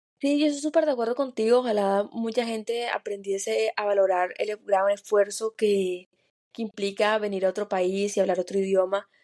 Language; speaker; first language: Spanish; native; Spanish